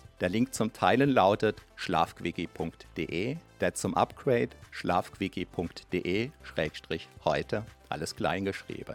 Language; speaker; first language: German; native; German